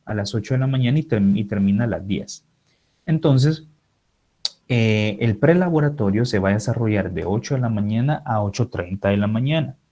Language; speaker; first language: Spanish; native; Spanish